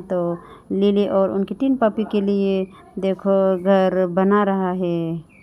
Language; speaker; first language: Hindi; non-native, local second language; Bangla